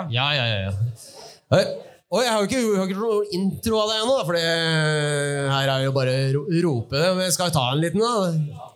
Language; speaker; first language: Norwegian; native; Norwegian